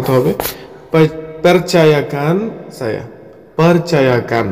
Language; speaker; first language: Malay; non-native, fluent; Bangla